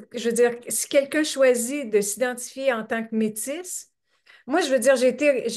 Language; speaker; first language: French; native; French